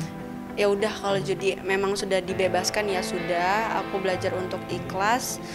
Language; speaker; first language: Indonesian; native; Indonesian